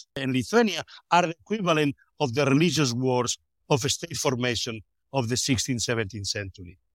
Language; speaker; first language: English; non-native, fluent; Spanish